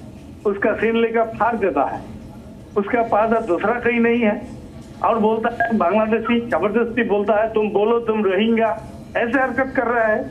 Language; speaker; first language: Hindi; non-native, local second language; Bangla